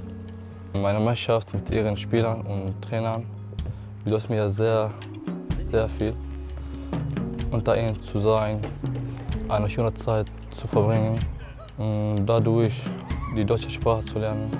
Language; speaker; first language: German; non-native, learner; Arabic